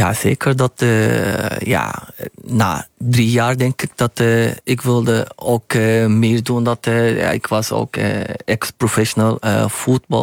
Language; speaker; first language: Dutch; non-native, learner; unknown